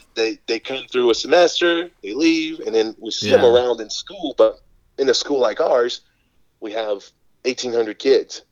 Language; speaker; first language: English; non-native, fluent; Portuguese